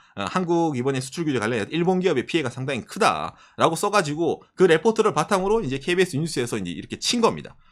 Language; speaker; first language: Korean; native; Korean